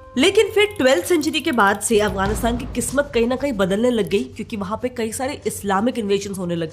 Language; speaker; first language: Hindi; native; Hindi